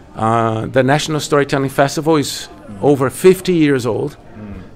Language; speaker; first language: English; non-native, fluent; Portuguese